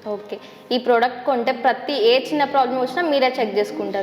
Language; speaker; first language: Telugu; native; Telugu